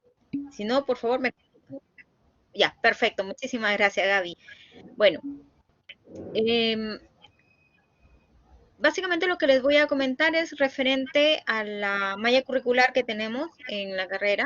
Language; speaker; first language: Spanish; native; Spanish